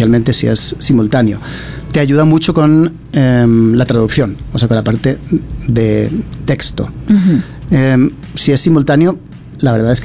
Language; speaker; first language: Spanish; early bilingual, other home language; English